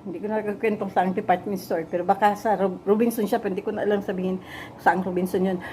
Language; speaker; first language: Filipino; non-native, local second language; Cebuano